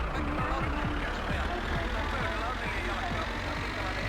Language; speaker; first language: Finnish; native; Finnish